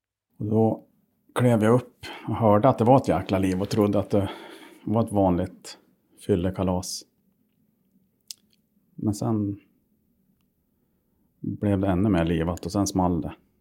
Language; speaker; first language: Swedish; native; Swedish